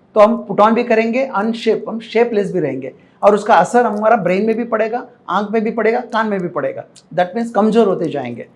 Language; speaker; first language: Hindi; non-native, local second language; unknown